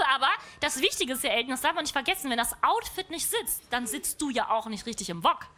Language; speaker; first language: German; native; German